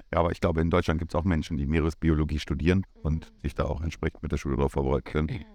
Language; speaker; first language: German; native; German